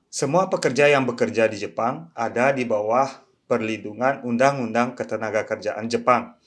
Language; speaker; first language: Indonesian; early bilingual, other home language; Japanese